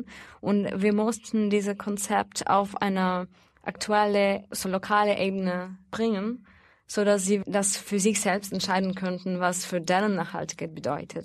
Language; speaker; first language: German; non-native, fluent; Russian